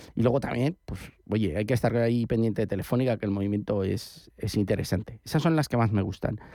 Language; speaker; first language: Spanish; native; Spanish